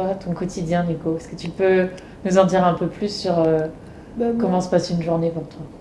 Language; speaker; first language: French; native; French